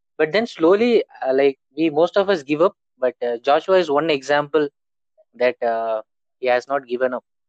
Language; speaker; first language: English; non-native, local second language; Tamil